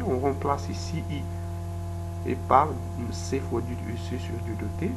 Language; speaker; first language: French; non-native, local second language; Arabic